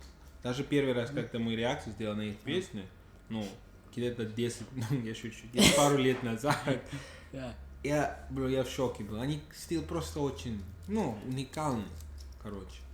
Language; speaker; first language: Russian; non-native, fluent; English